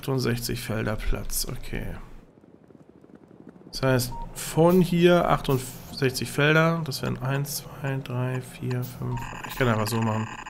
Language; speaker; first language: German; native; German